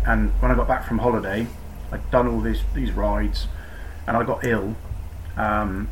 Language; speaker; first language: English; native; English